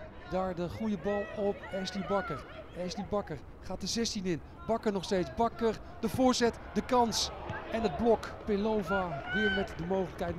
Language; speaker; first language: Dutch; native; Dutch